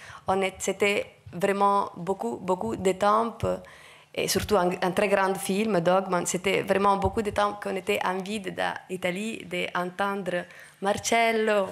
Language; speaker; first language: French; non-native, fluent; Italian